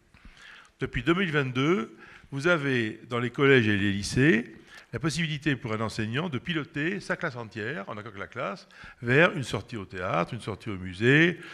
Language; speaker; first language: French; native; French